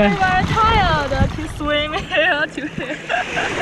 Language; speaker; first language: English; non-native, learner; Chinese